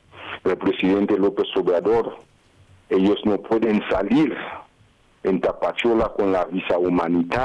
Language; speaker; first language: Spanish; non-native, fluent; Haitian Creole